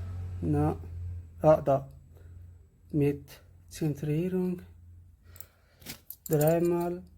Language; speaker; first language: German; non-native, learner; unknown